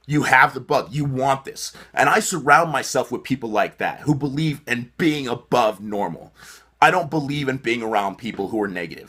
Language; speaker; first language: English; native; English